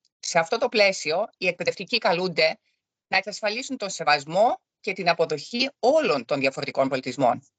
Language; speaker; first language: Greek; early bilingual, other home language; German